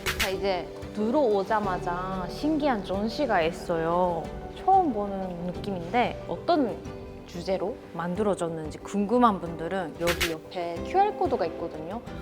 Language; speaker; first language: Korean; non-native, fluent; Japanese